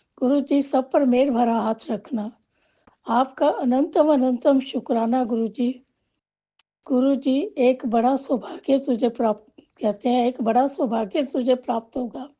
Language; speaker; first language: Hindi; non-native, local second language; Punjabi